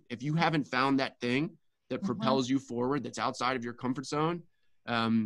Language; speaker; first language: English; native; English